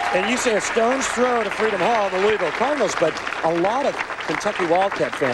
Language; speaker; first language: English; native; English